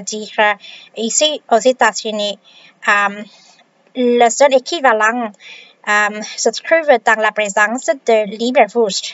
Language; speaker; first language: French; non-native, fluent; Vietnamese